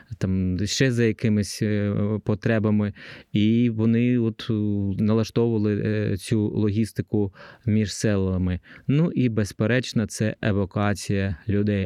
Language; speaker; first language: Ukrainian; native; Ukrainian